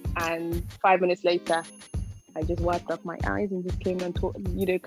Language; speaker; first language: English; non-native, local second language; Akan